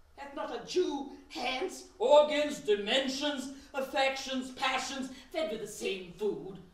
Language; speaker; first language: English; native; English